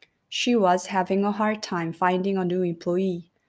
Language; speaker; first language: English; non-native, fluent; Korean